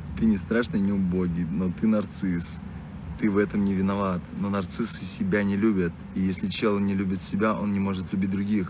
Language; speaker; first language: Russian; native; Russian